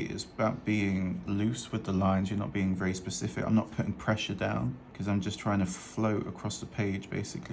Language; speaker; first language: English; native; English